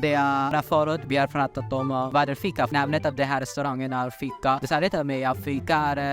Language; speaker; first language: Swedish; non-native, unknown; Filipino